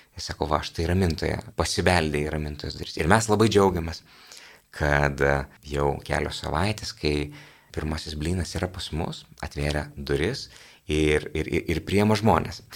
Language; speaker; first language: Lithuanian; native; Lithuanian